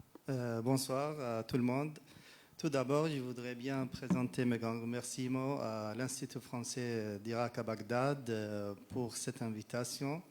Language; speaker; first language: French; non-native, fluent; Arabic